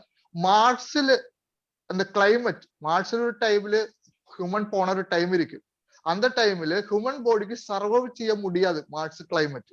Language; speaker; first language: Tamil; non-native, learner; Malayalam